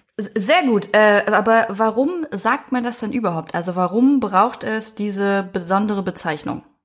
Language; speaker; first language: German; native; German